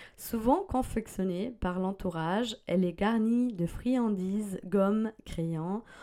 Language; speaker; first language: French; non-native, fluent; German